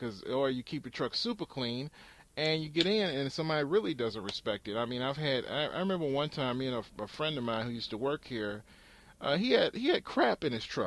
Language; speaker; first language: English; native; English